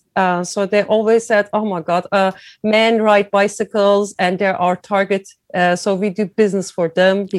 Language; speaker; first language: English; non-native, fluent; Turkish